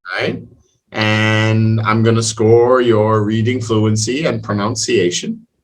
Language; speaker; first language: English; non-native, fluent; French